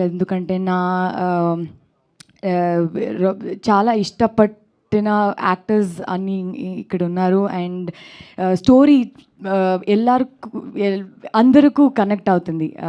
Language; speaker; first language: Telugu; non-native, learner; Kannada